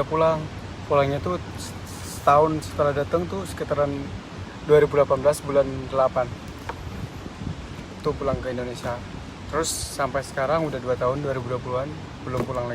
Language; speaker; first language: Indonesian; native; Indonesian